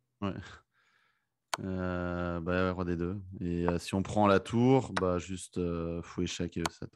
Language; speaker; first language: French; native; French